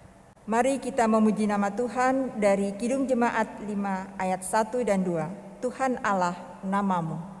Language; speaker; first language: Indonesian; native; Indonesian